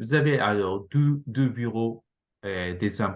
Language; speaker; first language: French; non-native, fluent; Japanese